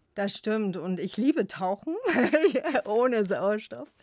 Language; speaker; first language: German; native; German